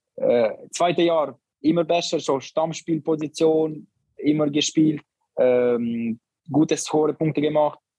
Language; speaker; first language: German; non-native, learner; Albanian